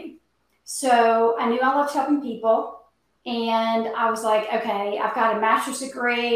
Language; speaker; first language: English; native; English